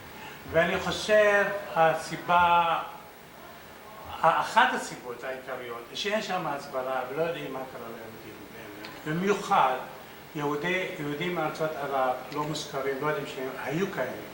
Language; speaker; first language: Hebrew; early bilingual, other home language; Arabic